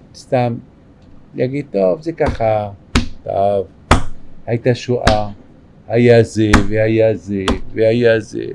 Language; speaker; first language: Hebrew; non-native, fluent; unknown